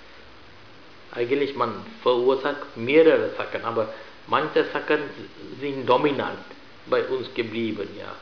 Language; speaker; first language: German; non-native, fluent; Sinhala